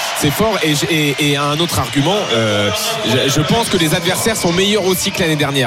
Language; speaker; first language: French; native; French